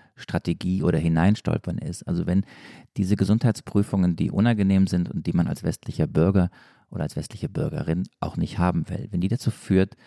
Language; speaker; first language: German; native; German